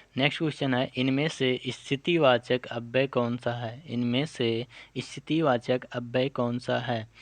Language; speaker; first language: Hindi; native; Hindi